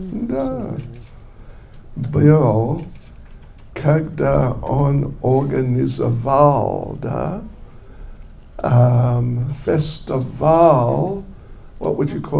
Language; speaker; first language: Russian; non-native, learner; English